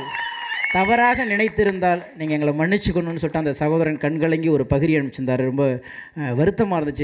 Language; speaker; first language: Tamil; native; Tamil